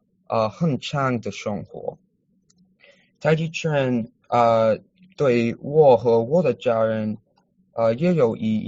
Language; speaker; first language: Chinese; non-native, learner; English